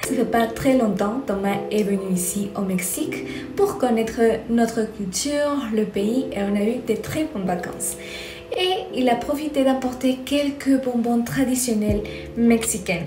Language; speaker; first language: French; non-native, fluent; Spanish